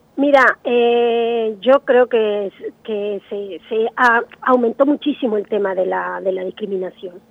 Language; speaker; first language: Spanish; native; Spanish